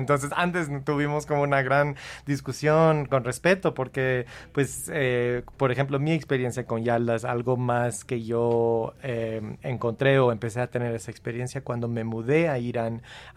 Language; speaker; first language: Spanish; early bilingual, heritage; Spanish